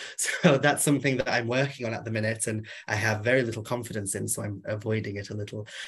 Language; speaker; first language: English; non-native, local second language; Welsh